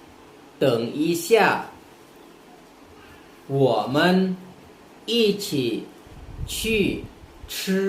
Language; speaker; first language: Chinese; non-native, learner; Lao